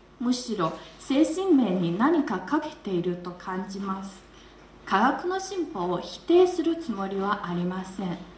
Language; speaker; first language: Japanese; non-native, fluent; Chinese